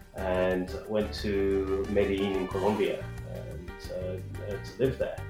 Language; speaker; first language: English; native; English